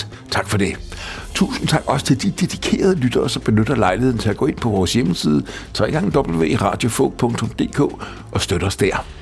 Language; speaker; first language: Danish; native; Danish